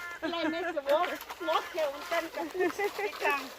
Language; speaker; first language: German; non-native, learner; Thai